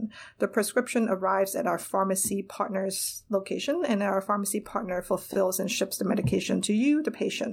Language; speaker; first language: English; non-native, local second language; Cantonese